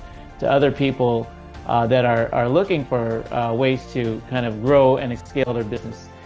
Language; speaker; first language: English; native; English